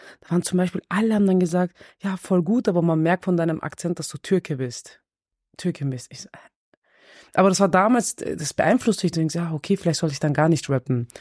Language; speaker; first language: German; early bilingual, other home language; Turkish